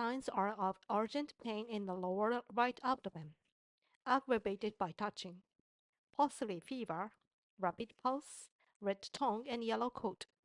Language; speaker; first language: English; non-native, fluent; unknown